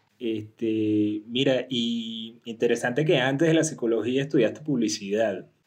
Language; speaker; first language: Spanish; native; Spanish